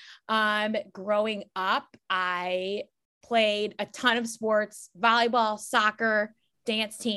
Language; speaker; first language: English; native; English